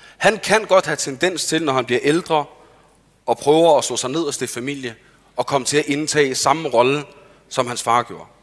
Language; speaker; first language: Danish; early bilingual, other home language; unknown